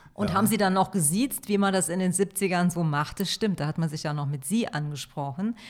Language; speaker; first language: German; native; German